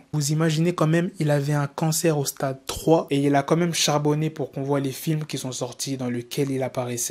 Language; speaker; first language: French; native; French